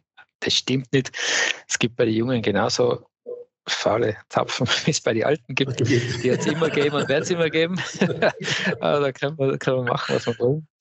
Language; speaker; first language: German; native; German